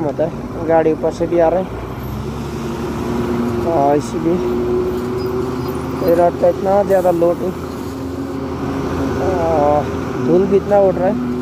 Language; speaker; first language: Hindi; non-native, learner; Nepali